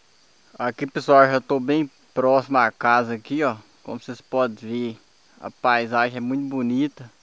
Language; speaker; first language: Portuguese; native; Portuguese